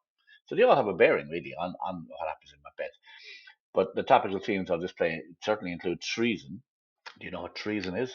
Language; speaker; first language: English; native; English